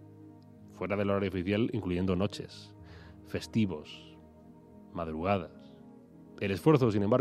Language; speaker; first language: Spanish; native; Spanish